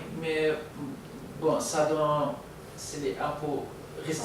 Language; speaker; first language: French; non-native, learner; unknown